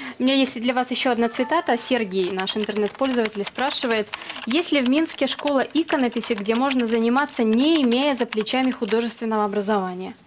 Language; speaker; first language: Russian; native; Russian